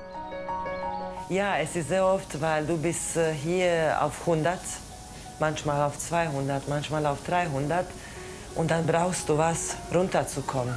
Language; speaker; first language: German; non-native, fluent; Croatian